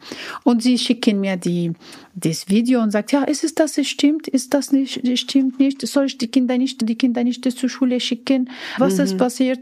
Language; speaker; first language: German; non-native, learner; Arabic